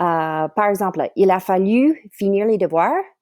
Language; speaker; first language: French; non-native, fluent; English